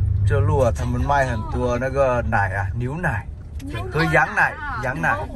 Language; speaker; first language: Chinese; non-native, fluent; Vietnamese